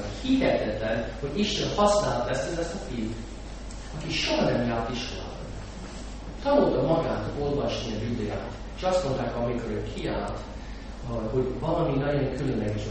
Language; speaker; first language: Hungarian; non-native, fluent; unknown